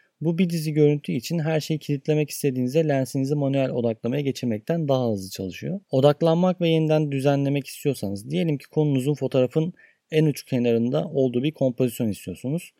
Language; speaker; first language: Turkish; native; Turkish